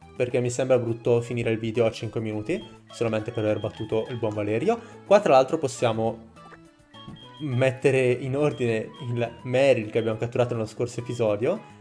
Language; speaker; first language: Italian; native; Italian